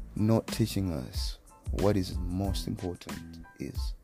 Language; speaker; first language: English; non-native, local second language; Nyanja